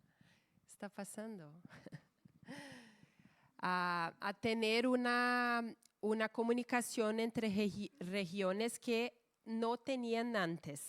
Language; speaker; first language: Spanish; non-native, fluent; Portuguese